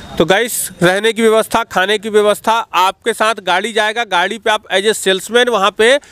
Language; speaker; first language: Hindi; native; Hindi